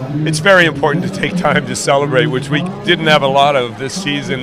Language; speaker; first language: English; native; English